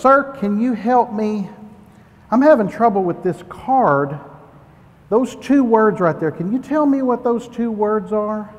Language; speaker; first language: English; native; English